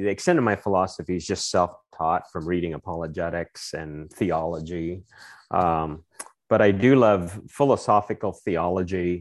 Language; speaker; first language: English; non-native, local second language; Filipino